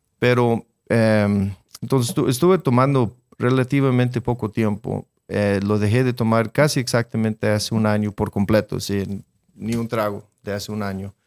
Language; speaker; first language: Spanish; non-native, fluent; English